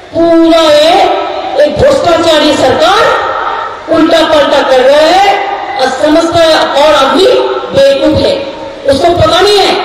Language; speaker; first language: Hindi; non-native, local second language; Bangla